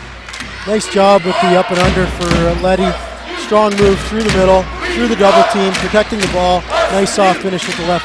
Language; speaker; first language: English; native; English